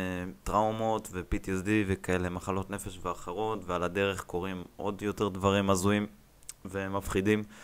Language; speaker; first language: Hebrew; native; Hebrew